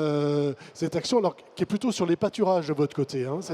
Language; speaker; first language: French; native; French